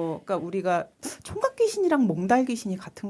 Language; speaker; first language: Korean; native; Korean